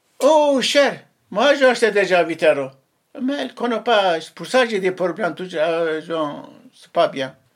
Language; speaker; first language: French; non-native, learner; Arabic